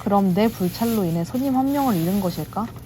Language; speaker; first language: Korean; native; Korean